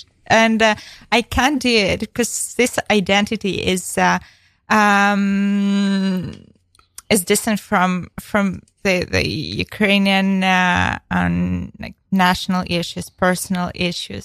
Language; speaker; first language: English; non-native, fluent; Ukrainian